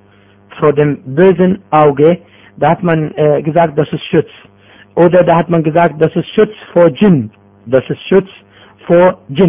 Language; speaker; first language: German; non-native, fluent; Arabic